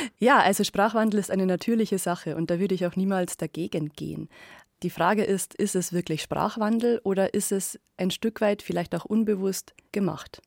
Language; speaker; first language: German; native; German